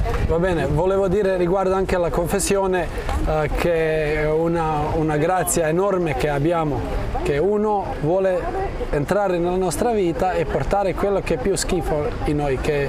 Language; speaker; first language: Italian; non-native, fluent; Croatian